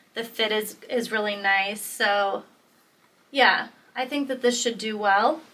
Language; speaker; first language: English; native; English